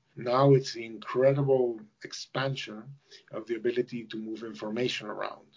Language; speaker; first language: English; non-native, fluent; Spanish